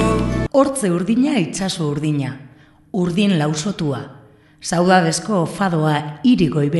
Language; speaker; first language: Basque; native; Basque